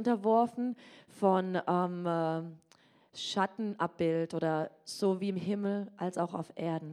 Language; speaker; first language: German; non-native, learner; English